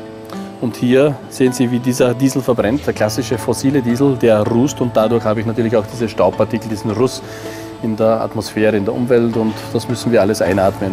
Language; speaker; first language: German; native; German